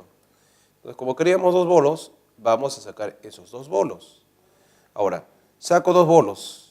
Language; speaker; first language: Spanish; native; Spanish